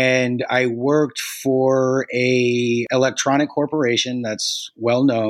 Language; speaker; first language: English; native; English